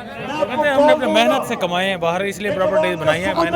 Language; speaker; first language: Urdu; native; Urdu